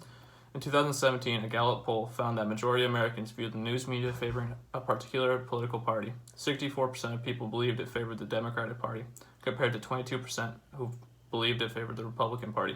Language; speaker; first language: English; native; English